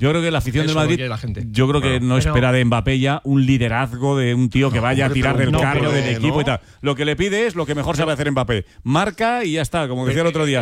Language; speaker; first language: Spanish; native; Spanish